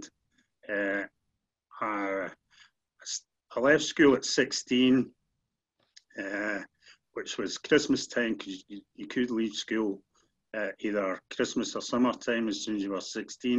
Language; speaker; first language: English; native; English